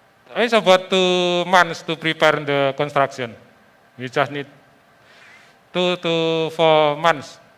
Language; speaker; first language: English; non-native, fluent; Indonesian